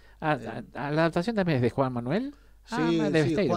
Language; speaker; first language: Spanish; native; Spanish